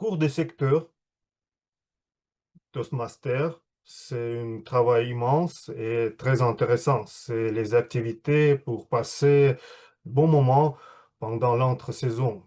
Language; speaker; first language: French; non-native, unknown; Russian